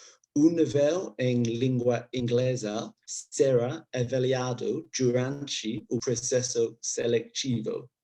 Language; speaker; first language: Portuguese; non-native, learner; English